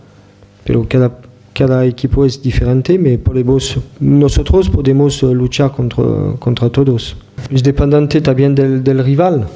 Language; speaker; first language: Spanish; non-native, fluent; French